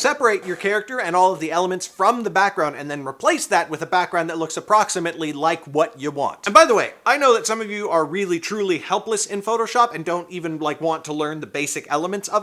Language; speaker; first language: English; native; English